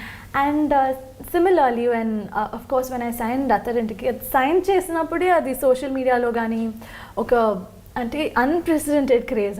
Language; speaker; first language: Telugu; non-native, local second language; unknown